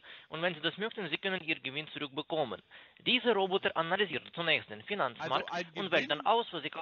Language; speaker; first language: German; non-native, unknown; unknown